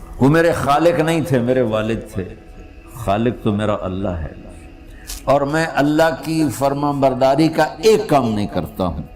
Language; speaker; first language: Urdu; non-native, local second language; Punjabi